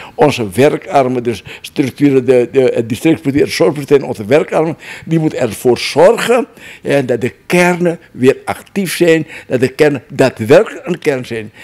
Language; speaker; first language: Dutch; non-native, local second language; Javanese